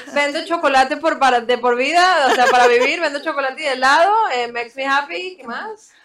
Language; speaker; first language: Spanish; native; Spanish